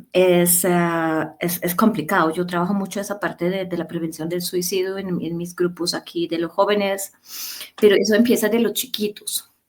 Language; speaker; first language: Spanish; non-native, fluent; German